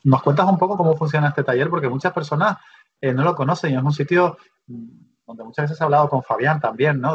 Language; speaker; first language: Spanish; native; Spanish